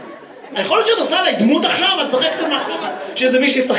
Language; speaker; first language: Hebrew; native; Hebrew